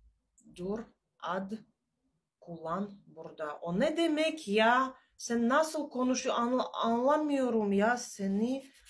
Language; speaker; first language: Turkish; non-native, learner; Russian